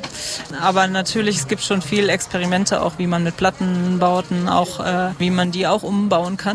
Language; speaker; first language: German; native; German